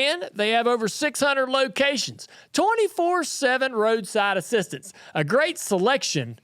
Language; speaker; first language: English; native; English